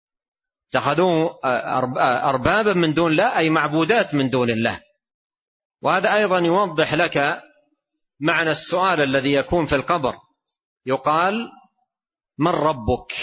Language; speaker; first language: Arabic; native; Arabic